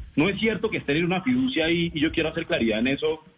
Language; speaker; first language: Spanish; native; Spanish